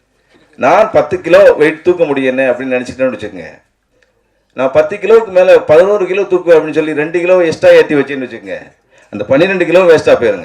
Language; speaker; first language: Tamil; native; Tamil